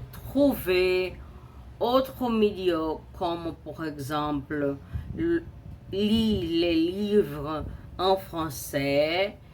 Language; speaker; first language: French; non-native, learner; Portuguese